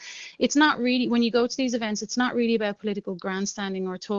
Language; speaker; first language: English; native; English